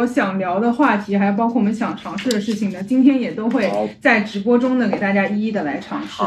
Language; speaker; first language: Chinese; native; Chinese